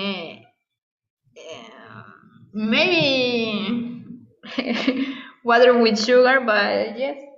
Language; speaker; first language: English; non-native, learner; Spanish